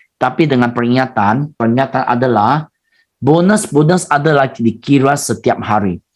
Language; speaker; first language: Malay; non-native, local second language; Chinese